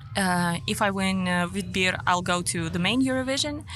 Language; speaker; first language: English; non-native, fluent; Ukrainian